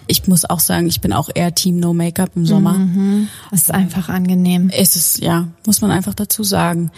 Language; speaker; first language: German; native; German